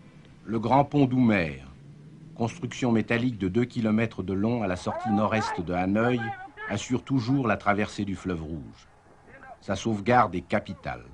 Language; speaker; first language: French; native; French